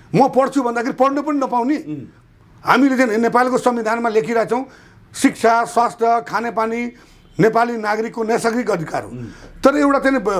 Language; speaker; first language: Nepali; non-native, local second language; Bhojpuri